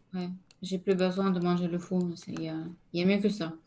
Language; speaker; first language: French; non-native, fluent; Lithuanian